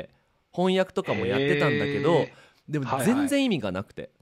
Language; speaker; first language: Japanese; native; Japanese